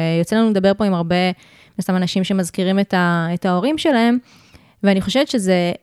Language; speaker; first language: Hebrew; native; Hebrew